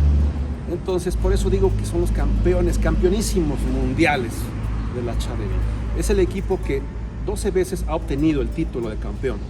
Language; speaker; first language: Spanish; native; Spanish